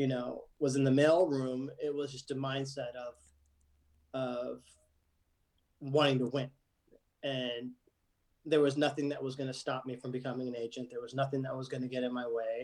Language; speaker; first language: English; early bilingual, other home language; Arabic